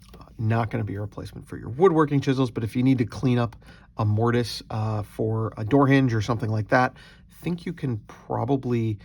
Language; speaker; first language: English; native; English